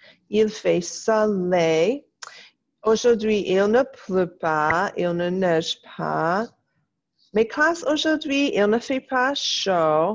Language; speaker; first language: French; non-native, fluent; English